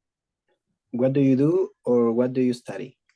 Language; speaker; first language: English; non-native, learner; Spanish